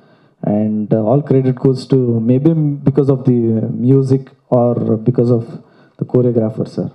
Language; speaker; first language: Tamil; non-native, learner; Kannada